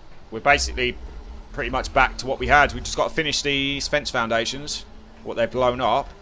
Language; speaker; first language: English; native; English